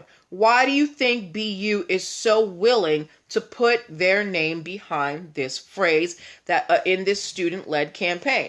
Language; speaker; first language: English; native; English